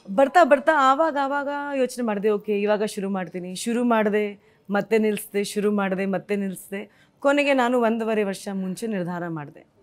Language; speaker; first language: Kannada; non-native, fluent; Hindi